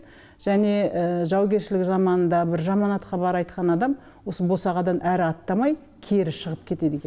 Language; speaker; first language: Kazakh; native; Kazakh